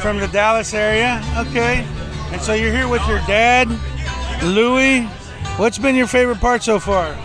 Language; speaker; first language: English; early bilingual, other home language; Spanish